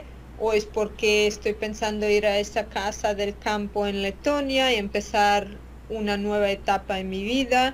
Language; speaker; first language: Spanish; non-native, fluent; Latvian